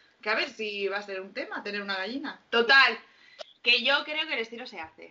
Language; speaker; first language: Spanish; native; Spanish